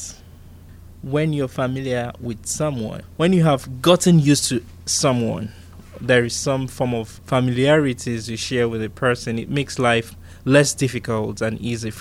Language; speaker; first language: English; non-native, local second language; Igbo